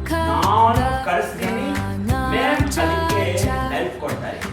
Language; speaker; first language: Kannada; non-native, learner; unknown